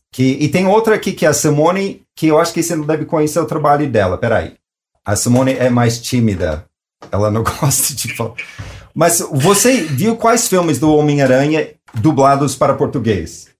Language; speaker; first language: Portuguese; non-native, fluent; English